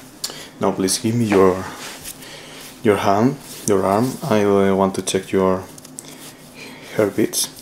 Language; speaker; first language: English; non-native, learner; Spanish